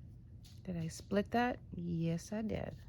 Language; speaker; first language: English; native; English